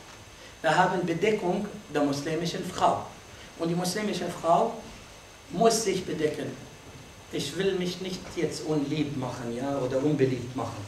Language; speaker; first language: German; non-native, fluent; Arabic